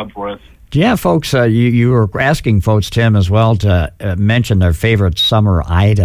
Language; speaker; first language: English; native; English